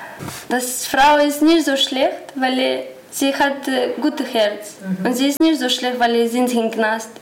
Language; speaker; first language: German; non-native, learner; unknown